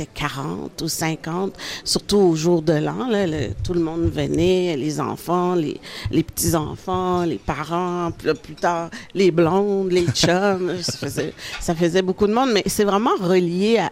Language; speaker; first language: French; early bilingual, other home language; Haitian Creole